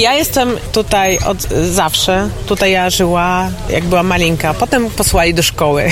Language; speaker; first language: Polish; non-native, local second language; Ukrainian